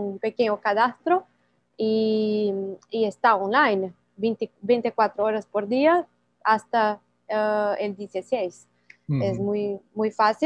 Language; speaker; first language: Spanish; non-native, learner; Portuguese